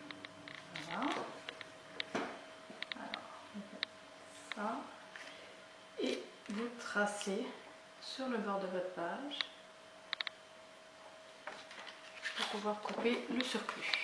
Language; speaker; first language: French; native; French